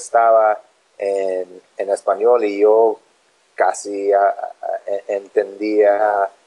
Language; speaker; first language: Spanish; non-native, learner; English